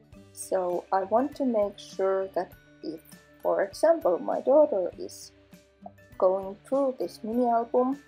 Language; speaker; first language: English; non-native, fluent; Finnish